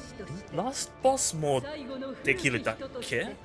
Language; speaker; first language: Japanese; non-native, learner; English